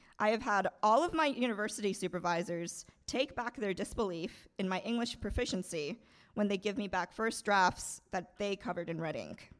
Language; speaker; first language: English; non-native, local second language; Bangla